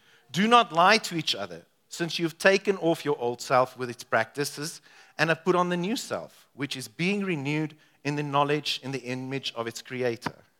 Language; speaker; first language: English; non-native, local second language; Afrikaans